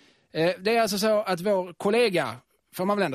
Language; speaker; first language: Swedish; native; Swedish